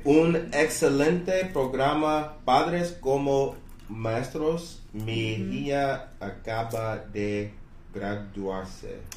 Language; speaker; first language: Spanish; non-native, learner; English